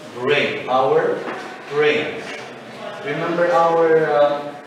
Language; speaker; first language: English; non-native, fluent; Turkish